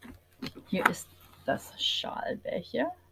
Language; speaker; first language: German; non-native, fluent; English